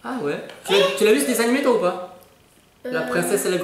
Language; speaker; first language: French; native; French